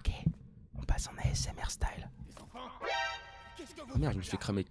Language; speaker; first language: French; native; French